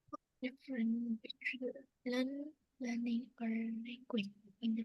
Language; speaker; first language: English; non-native, learner; Vietnamese